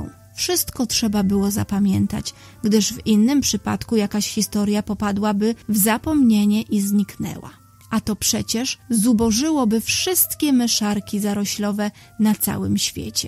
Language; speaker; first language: Polish; native; Polish